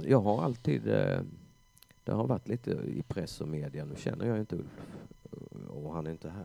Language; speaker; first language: Swedish; native; Swedish